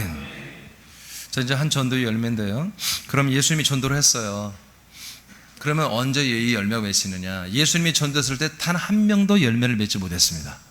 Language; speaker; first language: Korean; native; Korean